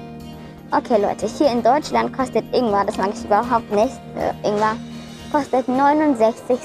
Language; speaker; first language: German; early bilingual, other home language; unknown